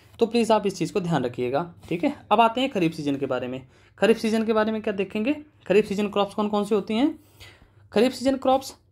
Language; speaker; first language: Hindi; native; Hindi